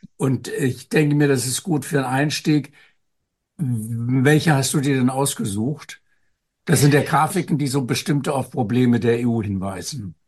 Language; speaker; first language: German; native; German